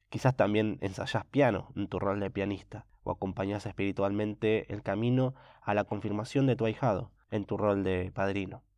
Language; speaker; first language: Spanish; native; Spanish